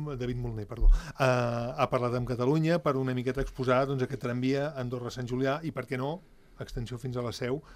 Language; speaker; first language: Catalan; native; Catalan